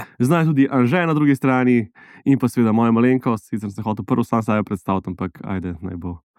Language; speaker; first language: Slovenian; native; Slovenian